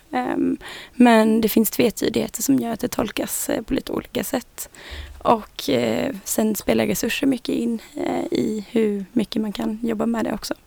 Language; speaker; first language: Swedish; native; Swedish